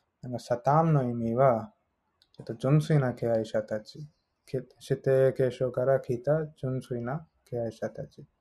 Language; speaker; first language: Japanese; non-native, learner; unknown